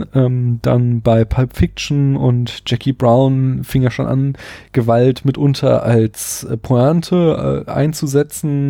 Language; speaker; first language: German; native; German